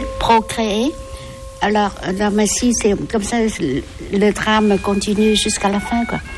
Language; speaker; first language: French; non-native, local second language; Vietnamese